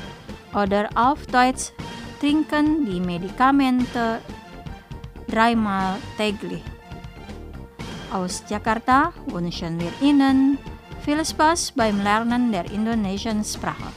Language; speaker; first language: German; non-native, fluent; Indonesian